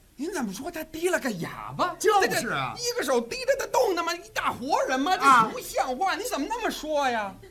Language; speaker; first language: Chinese; non-native, fluent; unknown